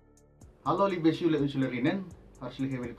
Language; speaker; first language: German; non-native, learner; Indonesian